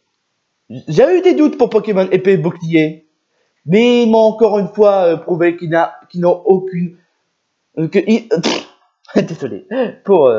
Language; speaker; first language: French; native; French